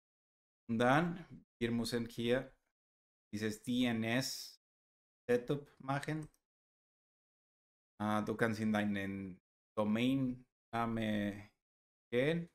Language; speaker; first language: German; non-native, learner; Spanish